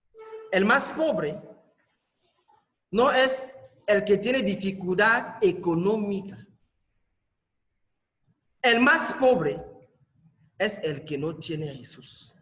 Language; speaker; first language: Spanish; non-native, fluent; French